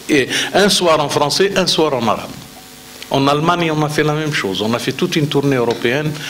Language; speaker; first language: French; non-native, local second language; Arabic